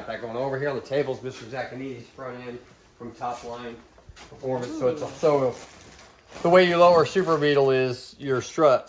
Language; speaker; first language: English; native; English